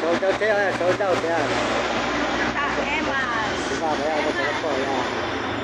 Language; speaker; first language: Filipino; native; Filipino